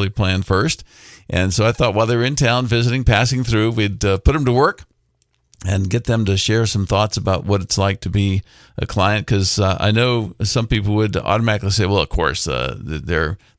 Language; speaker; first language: English; native; English